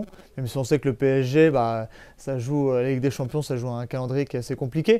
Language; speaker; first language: French; native; French